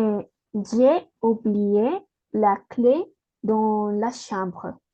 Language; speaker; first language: French; non-native, learner; Spanish